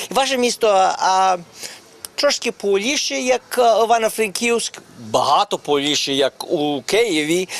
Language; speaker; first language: Ukrainian; early bilingual, heritage; Ukrainian